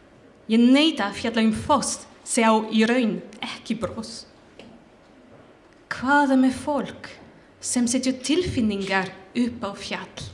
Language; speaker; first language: Icelandic; non-native, learner; French